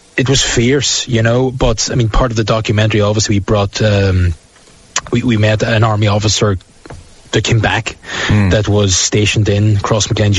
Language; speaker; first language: English; native; English